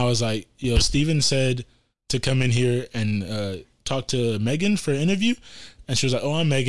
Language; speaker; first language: English; native; English